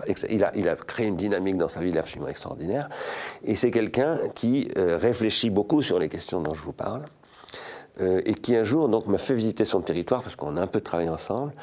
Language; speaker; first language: French; native; French